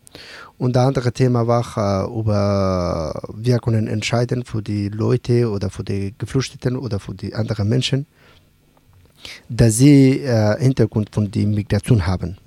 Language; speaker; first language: German; non-native, learner; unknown